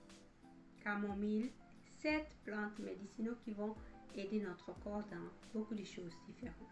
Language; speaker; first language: French; non-native, fluent; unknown